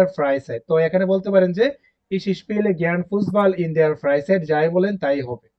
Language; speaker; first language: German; non-native, fluent; Bangla